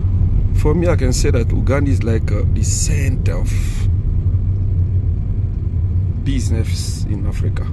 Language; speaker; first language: English; non-native, learner; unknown